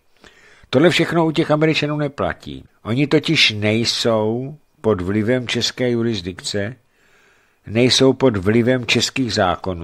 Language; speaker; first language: Czech; native; Czech